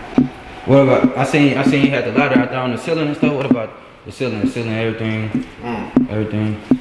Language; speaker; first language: English; native; English